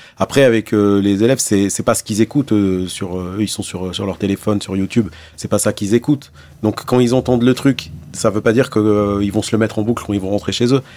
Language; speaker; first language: French; non-native, local second language; Arabic